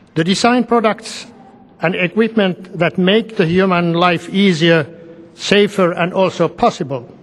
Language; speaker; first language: English; non-native, fluent; Finnish